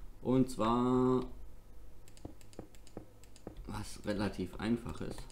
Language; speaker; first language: German; native; German